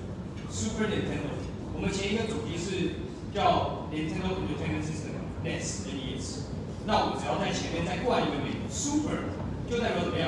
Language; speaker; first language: Chinese; native; Chinese